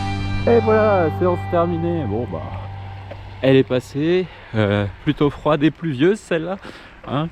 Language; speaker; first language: French; native; French